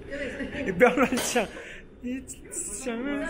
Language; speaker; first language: Chinese; native; Chinese